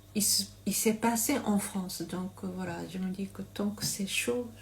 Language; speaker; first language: French; non-native, learner; Japanese